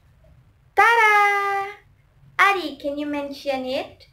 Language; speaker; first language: English; non-native, learner; Indonesian